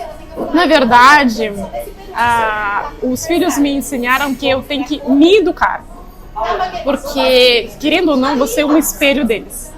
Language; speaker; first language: Portuguese; non-native, fluent; Russian